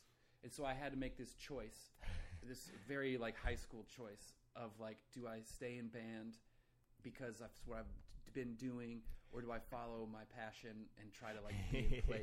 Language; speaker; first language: English; native; English